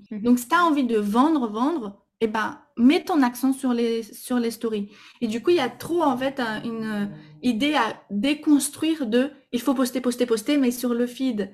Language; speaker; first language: French; non-native, fluent; Portuguese